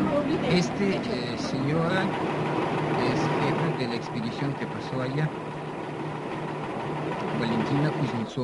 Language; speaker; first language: Spanish; non-native, fluent; Russian